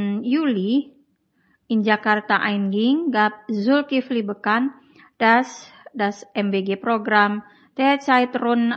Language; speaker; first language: German; non-native, fluent; Indonesian